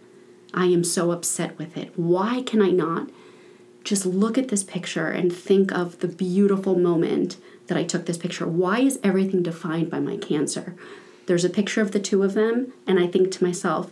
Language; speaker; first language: English; native; English